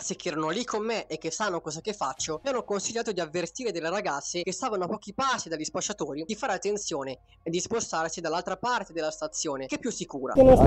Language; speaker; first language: Italian; native; Italian